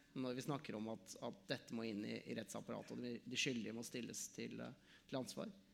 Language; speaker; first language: Norwegian; native; Norwegian